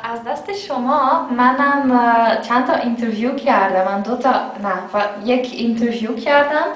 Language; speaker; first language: Persian; non-native, fluent; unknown